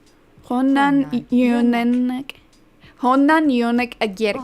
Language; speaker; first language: Hungarian; non-native, learner; English